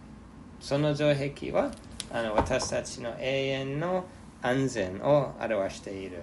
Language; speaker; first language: Japanese; non-native, fluent; English